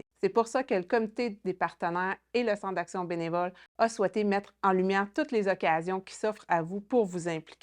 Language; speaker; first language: French; native; French